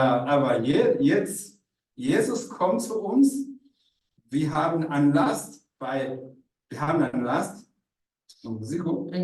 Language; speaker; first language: German; non-native, fluent; Rundi